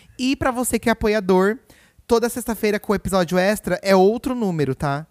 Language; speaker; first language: Portuguese; native; Portuguese